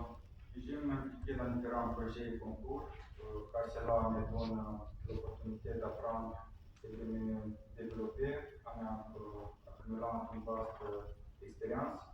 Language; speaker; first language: French; non-native, fluent; Romanian